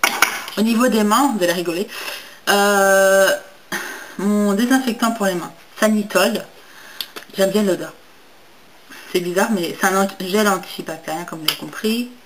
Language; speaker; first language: French; native; French